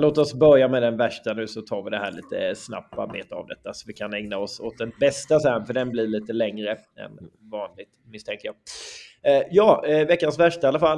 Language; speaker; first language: Swedish; native; Swedish